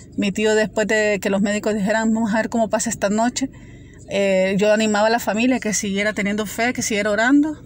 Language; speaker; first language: Spanish; native; Spanish